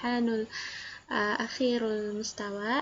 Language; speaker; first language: Arabic; non-native, learner; Indonesian